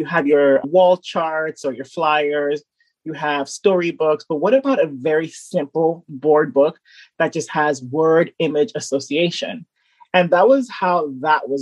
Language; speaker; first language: English; native; English